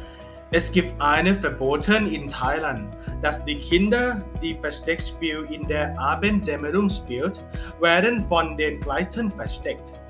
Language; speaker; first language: German; non-native, learner; Thai